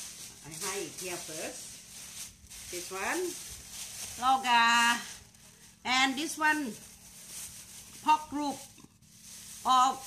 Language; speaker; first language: English; non-native, learner; Thai